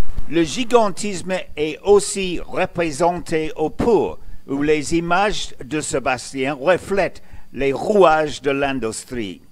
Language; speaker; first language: French; non-native, fluent; English